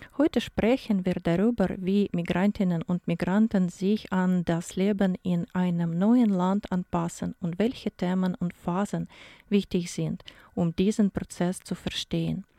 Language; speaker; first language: German; non-native, fluent; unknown